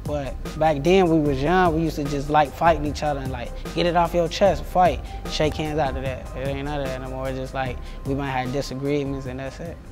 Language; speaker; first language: English; native; English